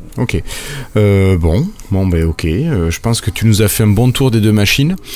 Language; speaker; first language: French; native; French